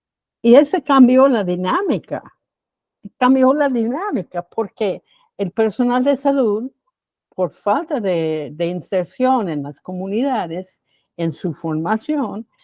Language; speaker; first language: Spanish; non-native, fluent; English